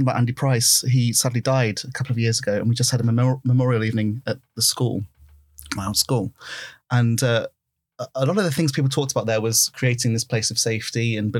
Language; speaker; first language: English; native; English